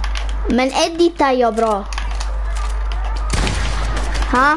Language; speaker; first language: Swedish; early bilingual, other home language; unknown